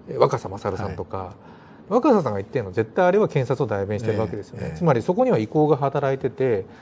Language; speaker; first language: Japanese; native; Japanese